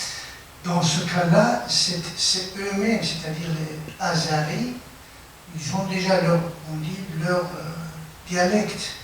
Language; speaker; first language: French; non-native, fluent; Persian